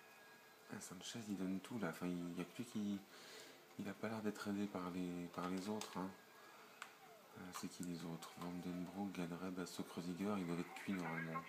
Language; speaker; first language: French; native; French